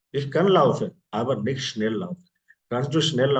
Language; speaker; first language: German; non-native, fluent; Hindi